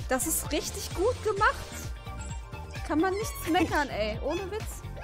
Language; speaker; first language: German; native; German